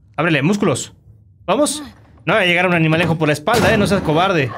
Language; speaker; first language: Spanish; native; Spanish